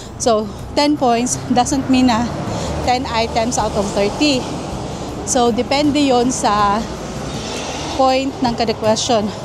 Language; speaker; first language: Filipino; native; Filipino